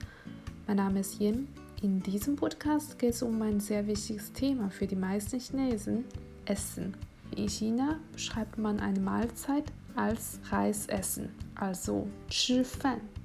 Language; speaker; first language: German; non-native, fluent; Chinese